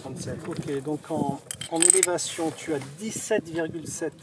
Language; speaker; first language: French; native; French